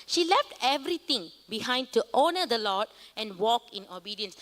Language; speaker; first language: English; non-native, local second language; Tamil